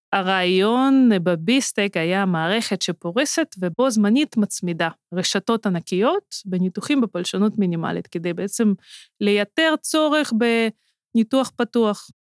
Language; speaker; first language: Hebrew; non-native, fluent; Russian